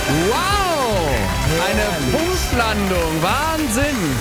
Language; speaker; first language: German; native; German